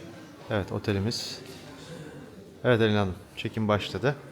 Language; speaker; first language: Turkish; native; Turkish